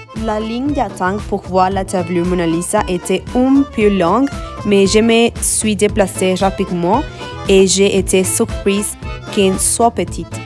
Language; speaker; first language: French; non-native, learner; Spanish